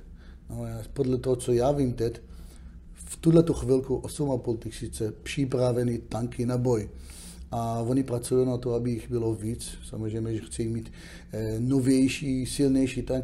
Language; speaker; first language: Czech; non-native, fluent; Hebrew